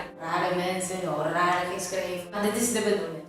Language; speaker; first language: Dutch; non-native, learner; Spanish